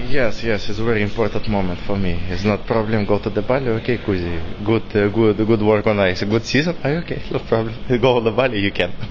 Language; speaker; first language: English; non-native, learner; Russian